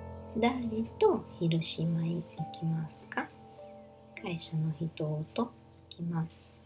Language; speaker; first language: Japanese; non-native, learner; Portuguese